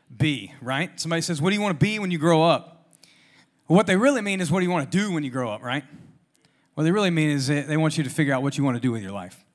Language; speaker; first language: English; native; English